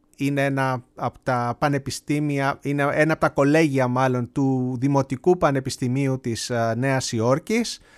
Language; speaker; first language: Greek; native; Greek